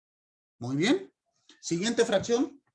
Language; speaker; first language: Spanish; native; Spanish